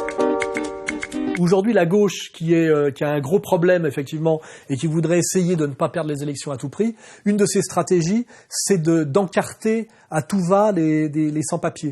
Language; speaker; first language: French; native; French